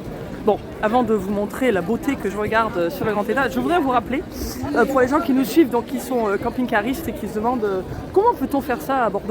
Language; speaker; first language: French; native; French